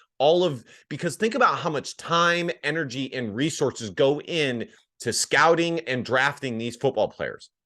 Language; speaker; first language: English; native; English